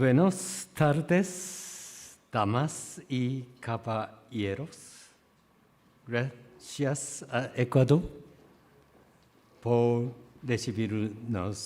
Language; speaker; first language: Spanish; non-native, learner; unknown